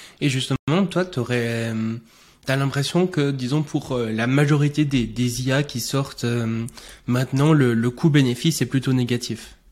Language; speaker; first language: French; native; French